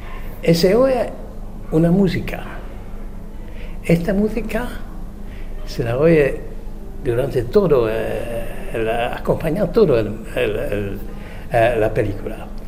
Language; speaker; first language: Spanish; non-native, fluent; Czech